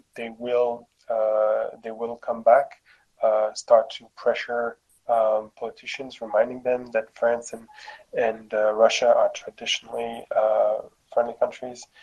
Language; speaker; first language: English; non-native, fluent; French